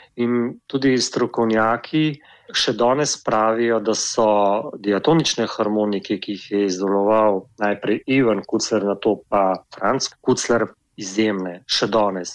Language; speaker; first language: Slovenian; native; Slovenian